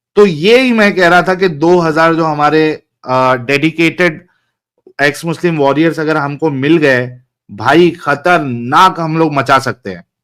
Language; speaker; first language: Hindi; native; Hindi